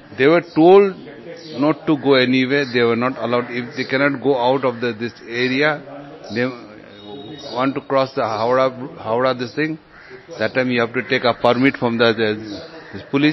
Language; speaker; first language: English; non-native, local second language; Cantonese